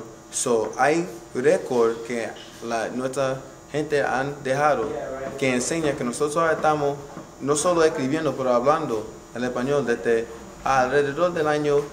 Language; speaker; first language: Spanish; non-native, learner; English